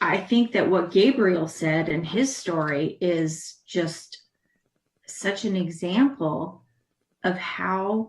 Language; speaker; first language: English; native; English